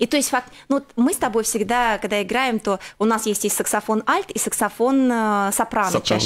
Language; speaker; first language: Russian; native; Russian